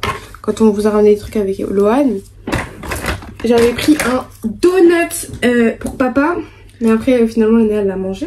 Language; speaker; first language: French; native; French